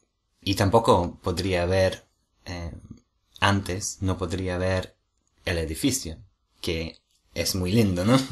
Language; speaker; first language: Spanish; non-native, fluent; English